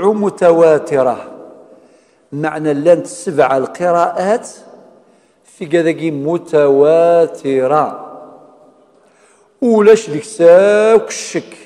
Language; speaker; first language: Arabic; non-native, local second language; Kabyle